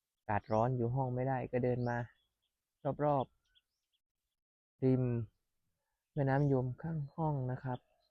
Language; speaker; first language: Thai; non-native, local second language; Northern Khmer